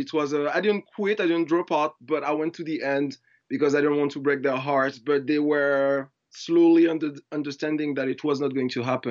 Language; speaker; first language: English; non-native, fluent; French